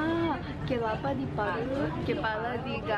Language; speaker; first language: Indonesian; non-native, learner; Japanese